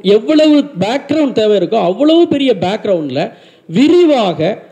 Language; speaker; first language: Tamil; native; Tamil